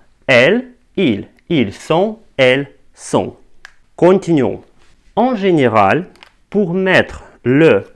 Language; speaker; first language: French; non-native, fluent; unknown